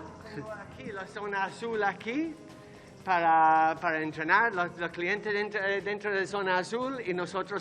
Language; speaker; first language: Spanish; non-native, learner; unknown